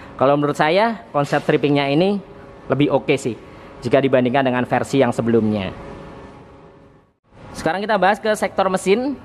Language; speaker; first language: Indonesian; native; Indonesian